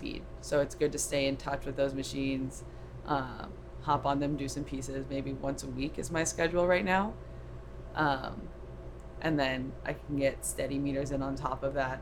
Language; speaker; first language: English; native; English